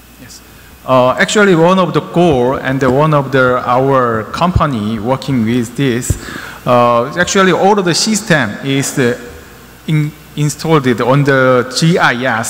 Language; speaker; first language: English; non-native, learner; Korean